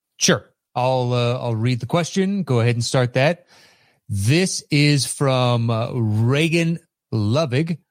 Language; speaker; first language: English; native; English